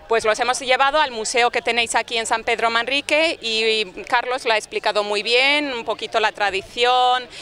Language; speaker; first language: Spanish; native; Spanish